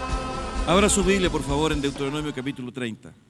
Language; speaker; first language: Spanish; native; Spanish